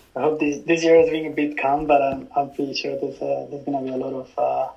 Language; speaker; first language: English; non-native, fluent; Spanish